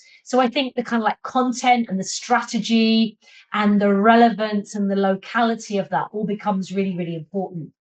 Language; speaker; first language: English; native; English